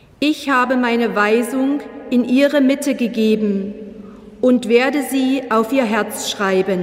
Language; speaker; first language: German; native; German